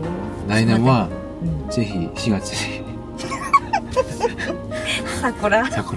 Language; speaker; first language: Japanese; non-native, learner; Korean